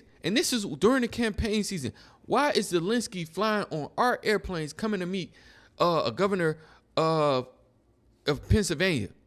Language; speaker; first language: English; native; English